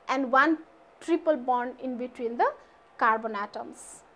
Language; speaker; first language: English; non-native, local second language; Nepali